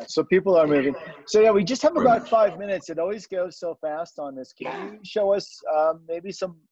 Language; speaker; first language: English; native; English